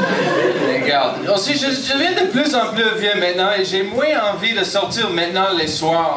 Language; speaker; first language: French; non-native, local second language; English